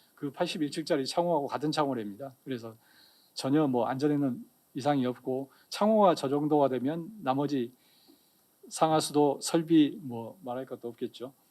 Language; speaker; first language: Korean; native; Korean